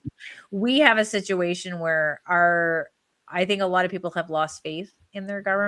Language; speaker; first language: English; native; English